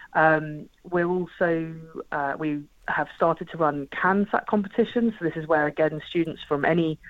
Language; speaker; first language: English; native; English